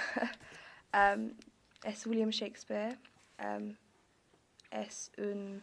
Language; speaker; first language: Spanish; non-native, learner; English